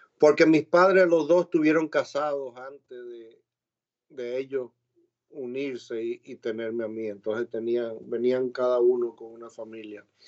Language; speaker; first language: Spanish; native; Spanish